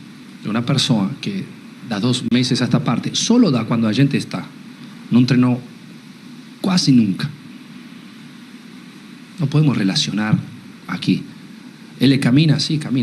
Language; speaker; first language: Portuguese; non-native, learner; Spanish